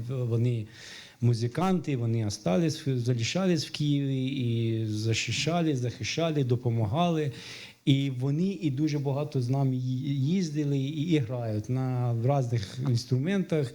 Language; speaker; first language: Ukrainian; non-native, fluent; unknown